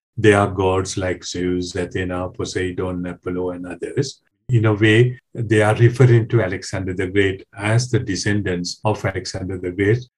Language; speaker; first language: English; non-native, local second language; Sinhala